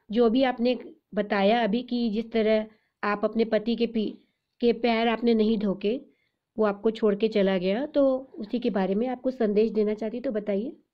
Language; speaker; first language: Hindi; native; Hindi